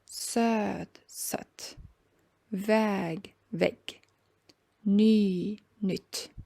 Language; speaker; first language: Swedish; non-native, fluent; Persian